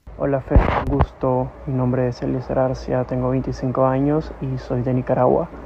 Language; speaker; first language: Spanish; native; Spanish